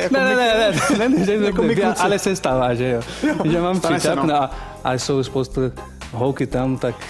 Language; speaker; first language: Czech; non-native, learner; Portuguese